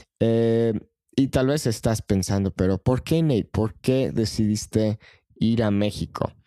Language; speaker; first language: Spanish; non-native, fluent; English